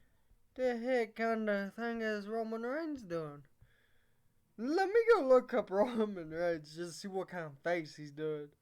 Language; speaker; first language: English; native; English